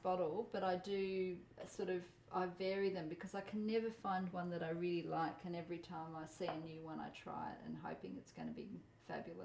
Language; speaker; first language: English; non-native, local second language; Polish